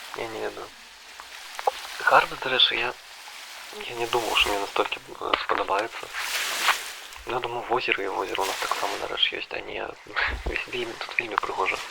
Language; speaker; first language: Belarusian; non-native, local second language; Russian